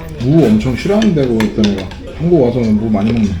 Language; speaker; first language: Korean; native; Korean